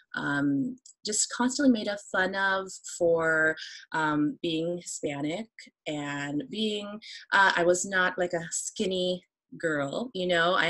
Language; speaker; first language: English; native; English